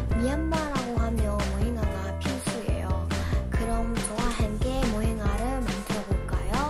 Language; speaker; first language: Korean; non-native, learner; Burmese